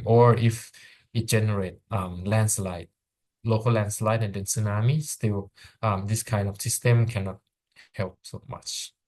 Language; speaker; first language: English; non-native, fluent; Thai